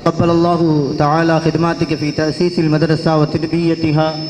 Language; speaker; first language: Arabic; non-native, fluent; Tamil